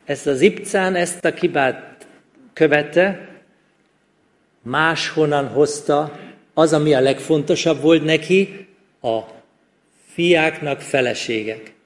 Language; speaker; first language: Hungarian; non-native, fluent; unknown